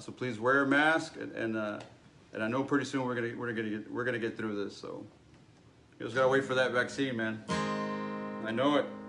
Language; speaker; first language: English; early bilingual, other home language; Spanish